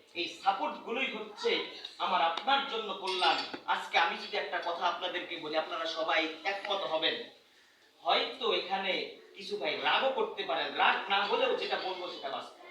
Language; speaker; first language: Bangla; native; Bangla